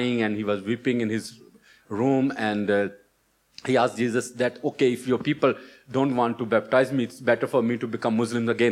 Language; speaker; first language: English; non-native, local second language; Urdu